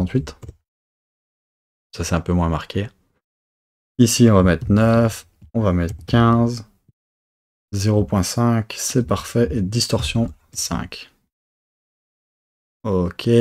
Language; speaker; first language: French; native; French